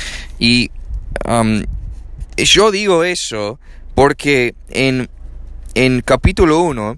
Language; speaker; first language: Spanish; non-native, learner; English